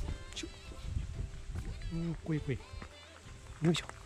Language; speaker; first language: Japanese; native; Japanese